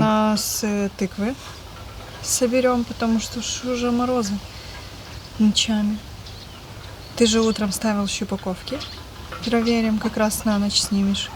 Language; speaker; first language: Russian; native; Russian